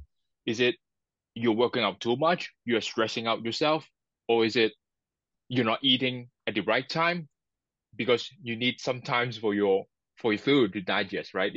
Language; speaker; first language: English; non-native, local second language; Cantonese